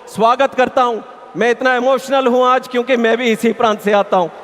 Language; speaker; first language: Hindi; non-native, local second language; Telugu